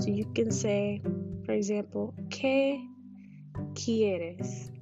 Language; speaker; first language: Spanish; non-native, fluent; English